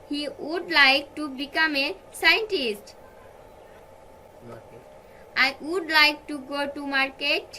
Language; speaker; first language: English; non-native, fluent; Bangla